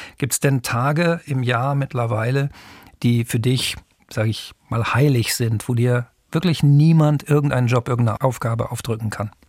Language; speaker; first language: German; native; German